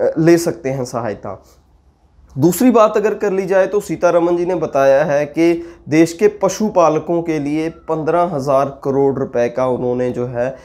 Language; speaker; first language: Hindi; non-native, local second language; Punjabi